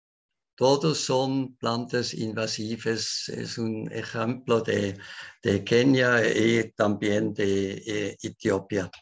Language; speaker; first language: Spanish; non-native, learner; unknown